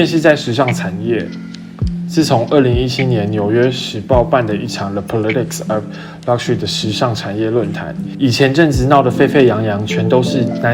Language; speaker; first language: Chinese; native; Chinese